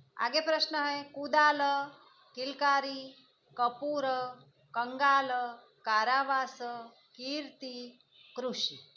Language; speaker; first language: Hindi; non-native, local second language; Gujarati